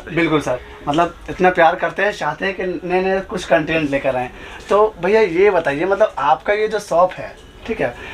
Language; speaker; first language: Hindi; native; Hindi